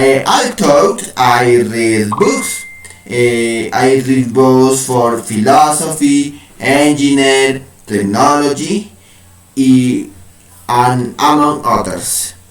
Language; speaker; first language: English; non-native, learner; Spanish